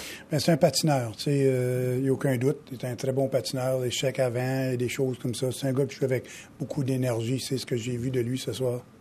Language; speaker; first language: French; native; French